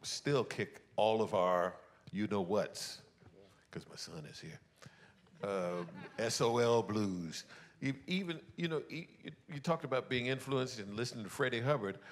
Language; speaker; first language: English; native; English